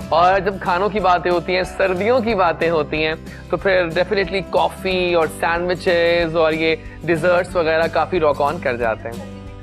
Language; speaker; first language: Urdu; native; Urdu